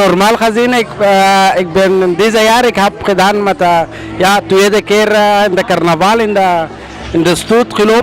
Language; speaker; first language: Dutch; non-native, learner; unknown